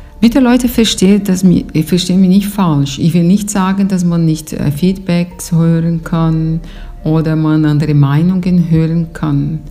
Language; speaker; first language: German; non-native, fluent; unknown